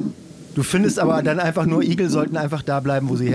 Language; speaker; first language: German; native; German